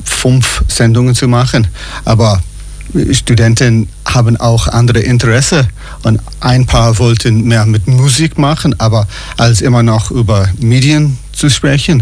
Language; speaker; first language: German; non-native, fluent; English